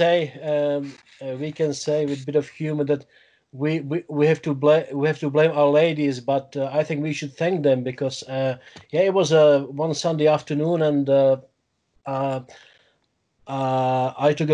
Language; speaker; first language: English; non-native, fluent; Czech